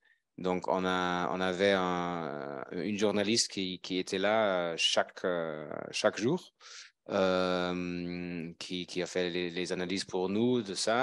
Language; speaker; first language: French; non-native, fluent; German